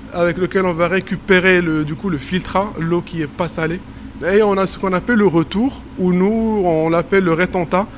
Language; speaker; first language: French; non-native, local second language; Arabic